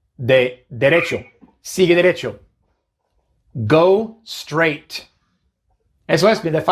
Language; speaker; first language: Spanish; non-native, fluent; English